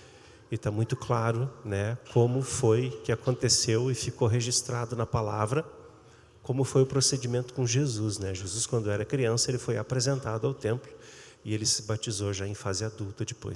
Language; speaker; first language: Portuguese; native; Portuguese